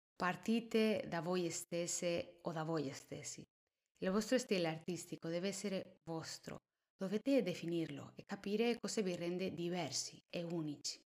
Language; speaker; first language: Italian; non-native, fluent; Spanish